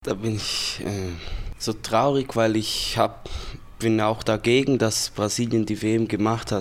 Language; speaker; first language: German; early bilingual, heritage; Portuguese